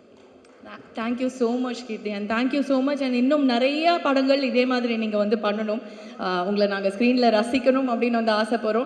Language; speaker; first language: Tamil; native; Tamil